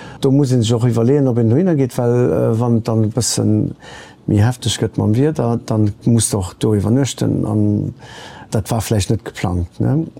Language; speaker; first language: Luxembourgish; early bilingual, other home language; Portuguese